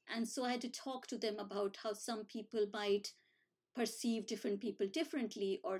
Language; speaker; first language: English; non-native, local second language; Hindi